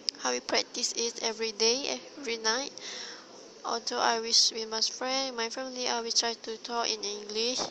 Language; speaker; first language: English; non-native, learner; Malay